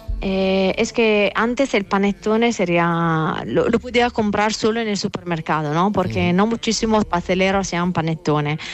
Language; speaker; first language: Spanish; non-native, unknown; Italian